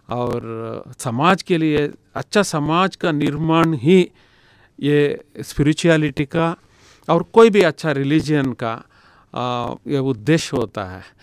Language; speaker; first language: Hindi; non-native, local second language; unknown